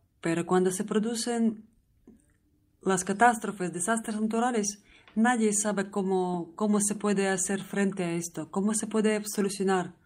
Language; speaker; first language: Spanish; non-native, learner; Russian